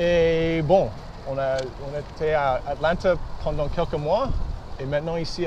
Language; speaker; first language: French; early bilingual, heritage; English